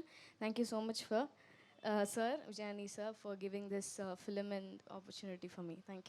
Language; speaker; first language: Telugu; non-native, learner; Tamil